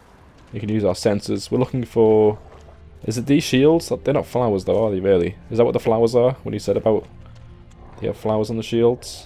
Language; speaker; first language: English; native; English